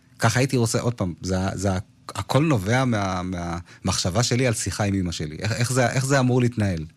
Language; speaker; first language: Hebrew; early bilingual, other home language; Amharic